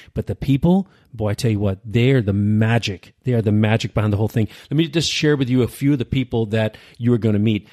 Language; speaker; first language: English; early bilingual, other home language; Urdu